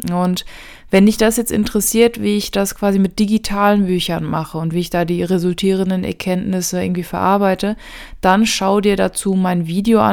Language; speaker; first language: German; native; German